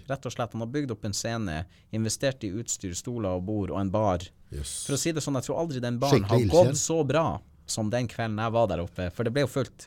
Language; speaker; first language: Norwegian; native; Norwegian